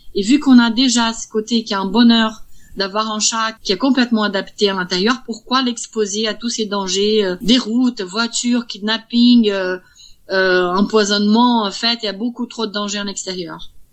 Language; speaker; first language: French; non-native, fluent; Portuguese